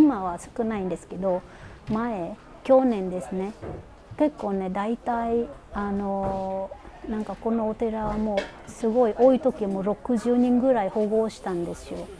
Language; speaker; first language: Japanese; non-native, fluent; Vietnamese